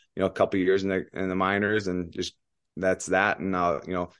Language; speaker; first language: English; native; English